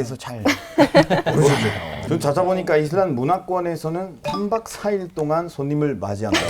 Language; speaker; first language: Korean; non-native, fluent; Spanish